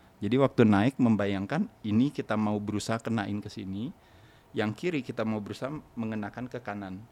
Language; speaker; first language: Indonesian; native; Indonesian